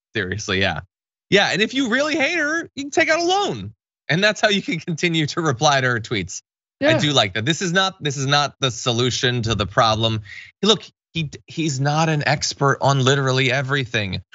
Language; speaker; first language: English; native; English